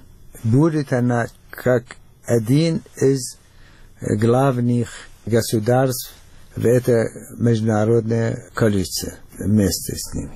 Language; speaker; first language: Russian; non-native, fluent; Arabic